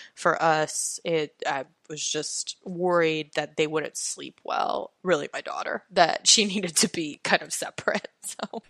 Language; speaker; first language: English; native; English